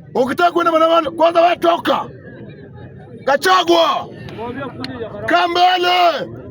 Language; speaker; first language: Swahili; native; Swahili